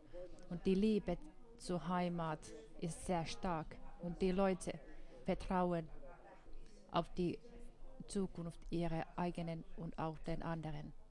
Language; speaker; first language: German; non-native, fluent; Finnish